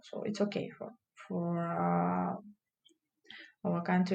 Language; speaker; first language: English; non-native, learner; Russian